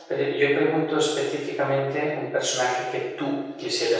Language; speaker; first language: Spanish; native; Spanish